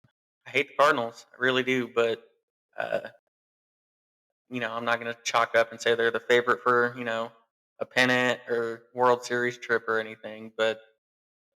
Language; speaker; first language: English; native; English